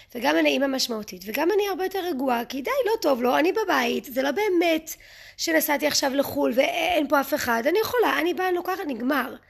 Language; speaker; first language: Hebrew; early bilingual, other home language; English